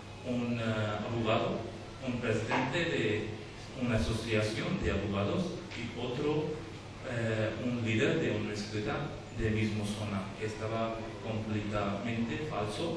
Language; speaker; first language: Spanish; non-native, learner; Urdu